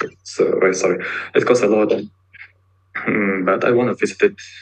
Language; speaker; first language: English; non-native, learner; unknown